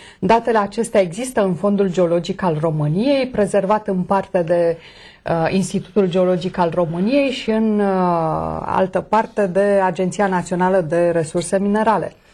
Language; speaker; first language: Romanian; native; Romanian